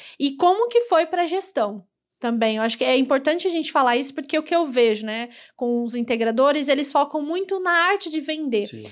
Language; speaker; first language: Portuguese; native; Portuguese